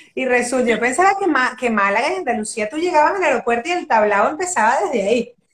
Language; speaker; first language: Spanish; native; Spanish